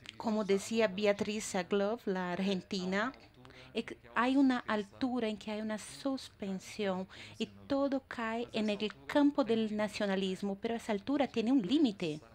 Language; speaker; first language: Spanish; non-native, fluent; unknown